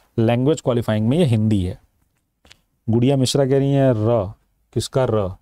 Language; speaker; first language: Hindi; native; Hindi